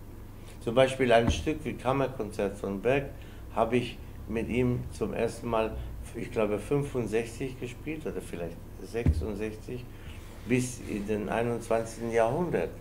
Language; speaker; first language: German; non-native, fluent; Spanish